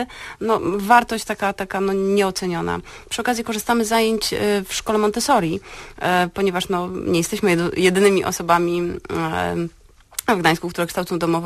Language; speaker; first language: Polish; native; Polish